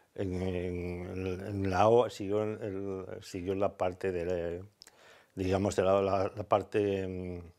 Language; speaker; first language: Spanish; native; Spanish